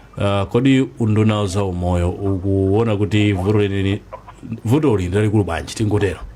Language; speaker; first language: Nyanja; native; Nyanja